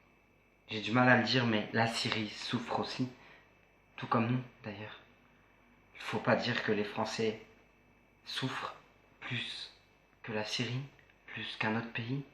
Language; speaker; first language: French; native; French